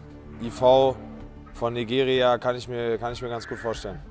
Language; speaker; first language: German; native; German